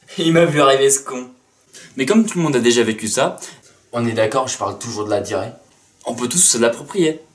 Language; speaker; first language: French; native; French